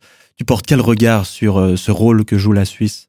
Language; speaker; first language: French; native; French